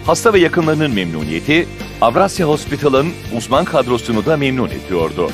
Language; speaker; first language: Turkish; native; Turkish